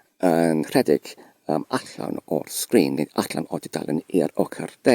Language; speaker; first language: Welsh; non-native, fluent; English